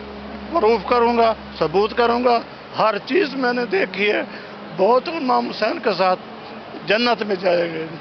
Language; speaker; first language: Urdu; non-native, local second language; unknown